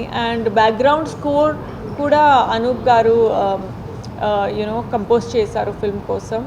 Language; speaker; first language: Telugu; non-native, fluent; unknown